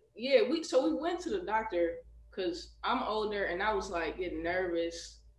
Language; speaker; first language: English; native; English